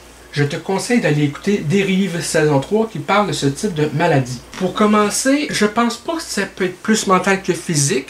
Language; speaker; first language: French; native; French